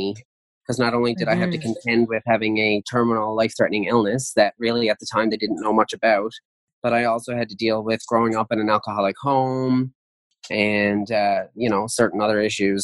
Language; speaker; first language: English; native; English